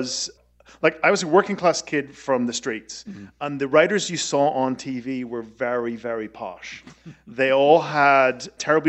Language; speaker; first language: English; native; English